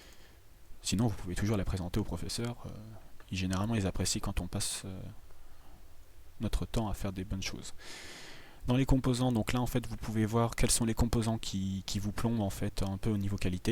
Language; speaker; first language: French; native; French